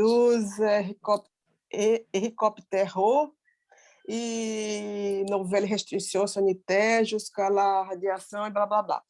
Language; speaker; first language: French; non-native, learner; Portuguese